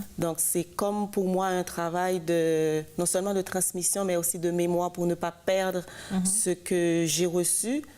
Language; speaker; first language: French; non-native, local second language; Haitian Creole